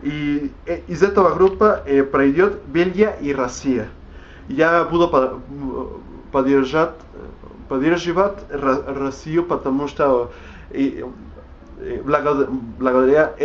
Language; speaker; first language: Russian; non-native, learner; Spanish